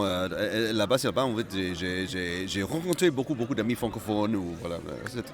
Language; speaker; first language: French; non-native, fluent; Malay